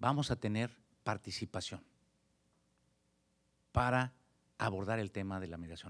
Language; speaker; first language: Spanish; native; Spanish